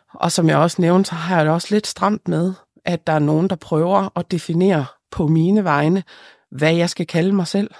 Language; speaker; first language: Danish; early bilingual, other home language; Lithuanian